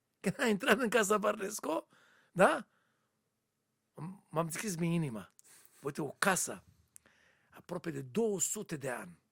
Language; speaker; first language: Romanian; non-native, learner; Hebrew